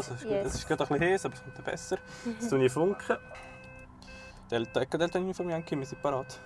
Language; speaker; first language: German; native; German